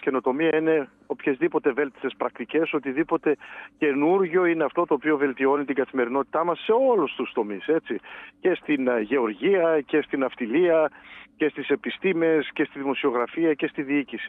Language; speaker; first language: Greek; native; Greek